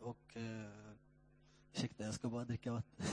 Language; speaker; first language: Swedish; non-native, fluent; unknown